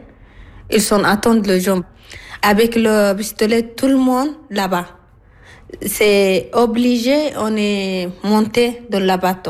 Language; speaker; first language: French; non-native, learner; Arabic